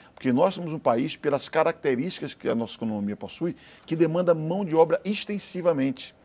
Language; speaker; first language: Portuguese; native; Portuguese